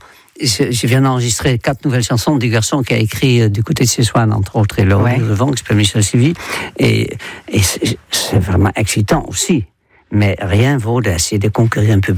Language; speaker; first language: French; non-native, fluent; Dutch